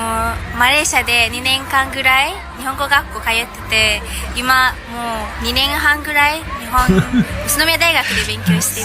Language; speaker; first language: Japanese; non-native, fluent; Malay